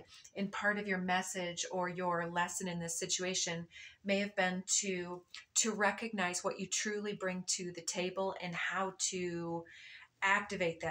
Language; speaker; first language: English; native; English